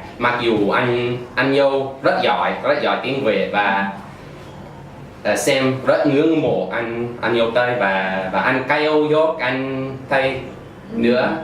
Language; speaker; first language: Vietnamese; non-native, fluent; English